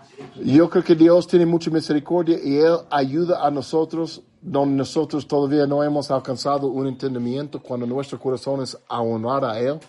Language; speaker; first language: Spanish; non-native, fluent; English